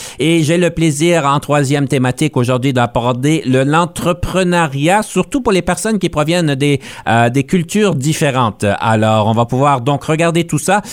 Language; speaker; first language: French; native; French